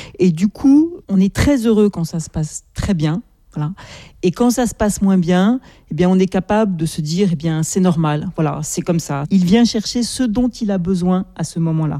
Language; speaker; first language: French; native; French